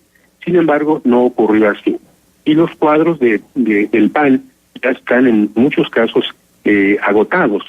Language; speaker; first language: Spanish; native; Spanish